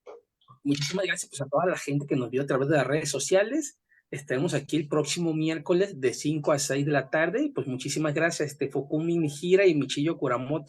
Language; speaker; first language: Spanish; native; Spanish